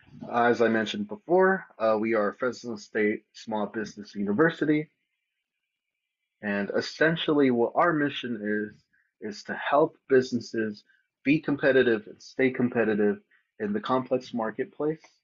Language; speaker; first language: English; native; English